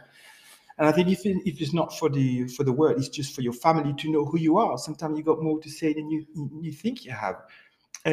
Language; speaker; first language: English; non-native, fluent; French